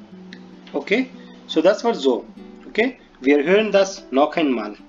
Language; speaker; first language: German; non-native, fluent; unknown